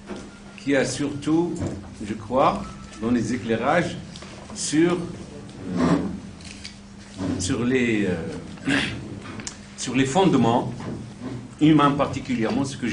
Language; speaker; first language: French; non-native, local second language; Arabic